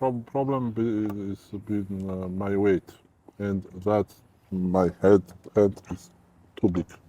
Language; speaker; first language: English; non-native, learner; Georgian